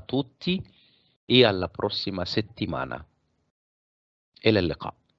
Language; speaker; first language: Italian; non-native, fluent; Arabic